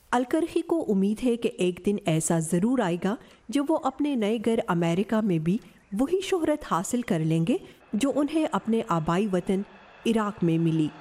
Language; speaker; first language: Urdu; native; Urdu